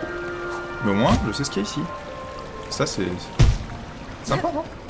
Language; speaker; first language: French; native; French